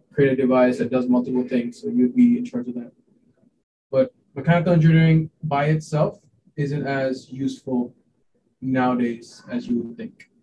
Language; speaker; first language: English; non-native, local second language; Hindi